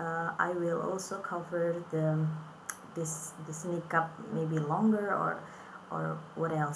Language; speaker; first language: English; non-native, fluent; Indonesian